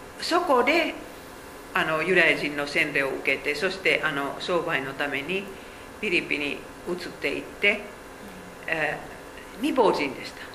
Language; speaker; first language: Japanese; non-native, fluent; Finnish